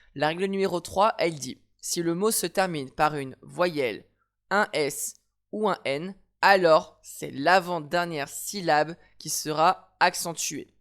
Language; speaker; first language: French; native; French